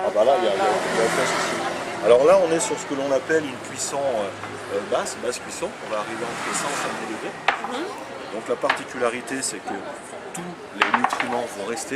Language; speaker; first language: French; native; French